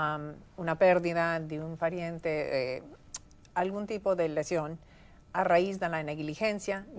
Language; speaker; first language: Spanish; native; Spanish